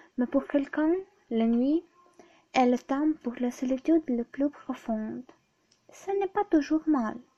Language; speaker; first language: French; non-native, fluent; Ukrainian